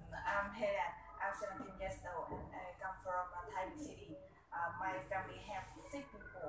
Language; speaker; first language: English; non-native, learner; Vietnamese